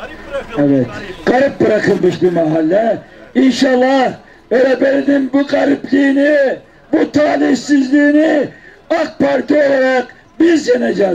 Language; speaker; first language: Turkish; native; Turkish